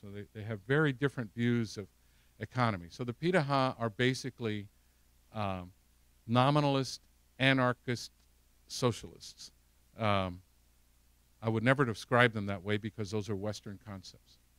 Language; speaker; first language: English; native; English